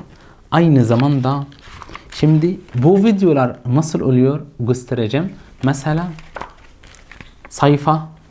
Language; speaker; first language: Turkish; non-native, fluent; Arabic